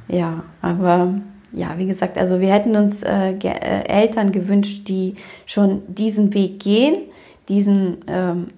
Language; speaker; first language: German; early bilingual, other home language; Romanian